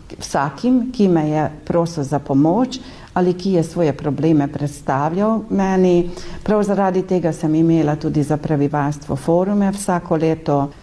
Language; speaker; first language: Slovenian; native; Slovenian